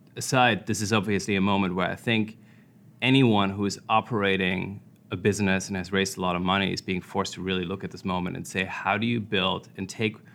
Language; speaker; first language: English; non-native, fluent; German